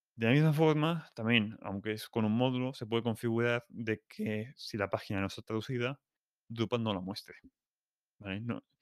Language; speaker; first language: Spanish; non-native, local second language; Catalan